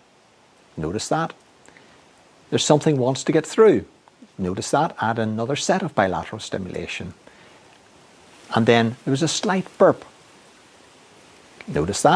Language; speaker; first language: English; native; English